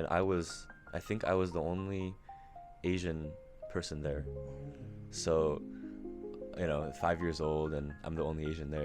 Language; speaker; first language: English; early bilingual, other home language; Japanese